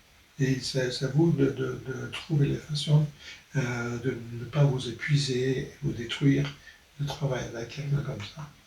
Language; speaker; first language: French; non-native, fluent; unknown